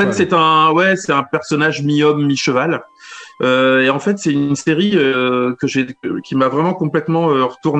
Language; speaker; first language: French; native; French